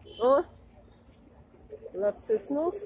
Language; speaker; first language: Russian; native; Russian